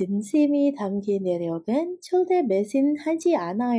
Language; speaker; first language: Korean; non-native, fluent; Indonesian